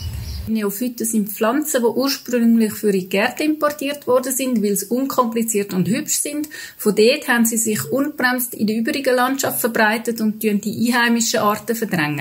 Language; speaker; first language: German; native; German